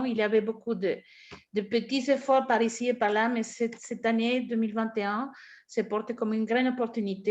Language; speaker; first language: French; non-native, fluent; Spanish